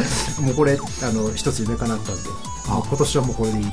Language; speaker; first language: Japanese; native; Japanese